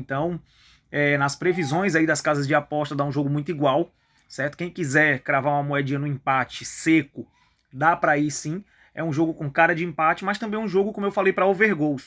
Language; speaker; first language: Portuguese; native; Portuguese